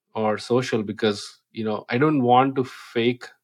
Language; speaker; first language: English; non-native, local second language; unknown